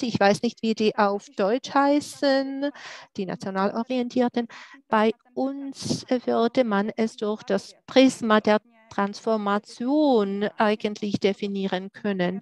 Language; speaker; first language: German; non-native, fluent; Czech